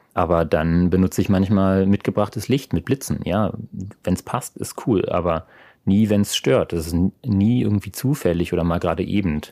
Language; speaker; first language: German; native; German